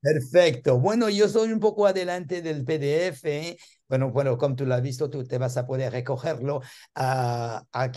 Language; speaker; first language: Spanish; non-native, learner; French